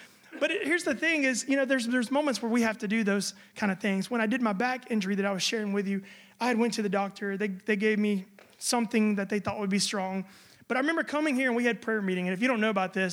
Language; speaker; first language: English; native; English